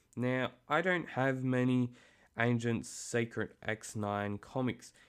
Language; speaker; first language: English; native; English